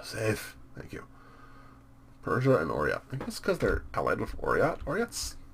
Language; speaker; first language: English; native; English